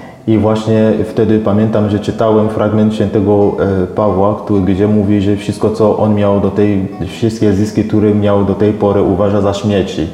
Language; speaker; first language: Polish; non-native, fluent; French